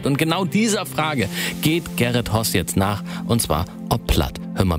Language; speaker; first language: German; native; German